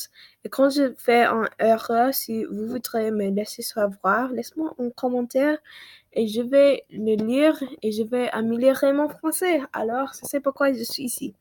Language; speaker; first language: French; non-native, learner; English